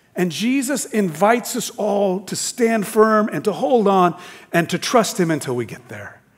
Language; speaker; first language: English; native; English